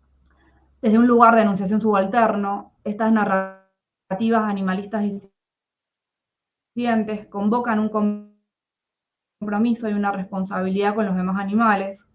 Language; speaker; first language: Spanish; native; Spanish